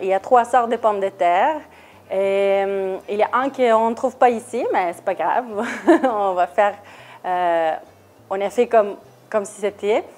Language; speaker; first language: French; non-native, fluent; Spanish